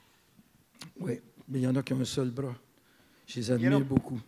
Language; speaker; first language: French; native; French